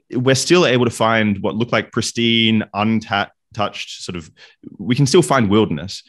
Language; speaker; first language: English; native; English